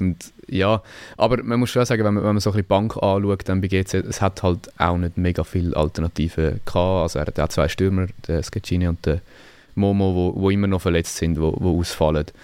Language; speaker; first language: German; native; German